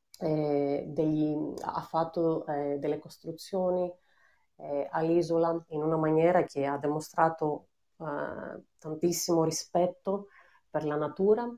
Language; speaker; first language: Italian; non-native, fluent; Greek